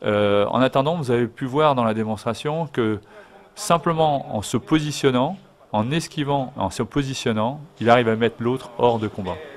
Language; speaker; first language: French; native; French